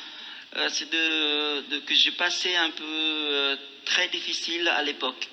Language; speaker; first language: French; non-native, fluent; Khmer